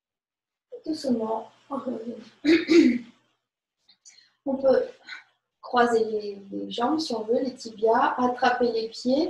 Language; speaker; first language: French; native; French